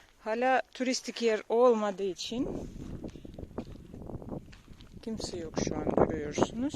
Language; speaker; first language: Turkish; non-native, learner; Russian